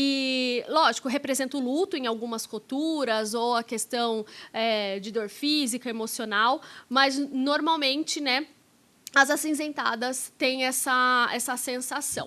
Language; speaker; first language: Portuguese; native; Portuguese